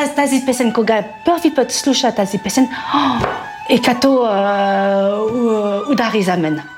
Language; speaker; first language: Bulgarian; non-native, learner; French